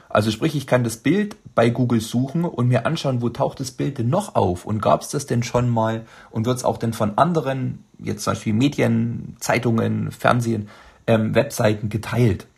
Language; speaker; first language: German; native; German